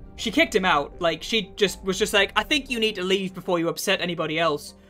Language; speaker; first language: English; native; English